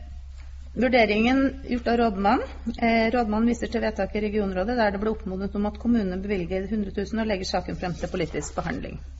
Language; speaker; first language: Norwegian; native; Norwegian